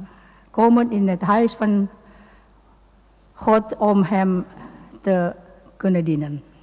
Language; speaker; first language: Dutch; non-native, fluent; Indonesian